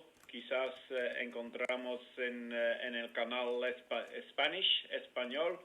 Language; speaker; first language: Spanish; non-native, learner; Dutch